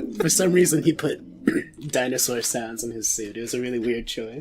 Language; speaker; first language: English; native; English